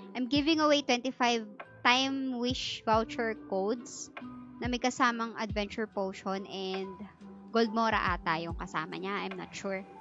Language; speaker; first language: English; non-native, local second language; Filipino